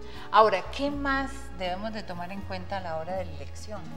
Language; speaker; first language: Spanish; native; Spanish